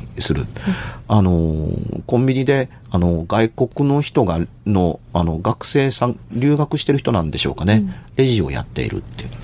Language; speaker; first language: Japanese; native; Japanese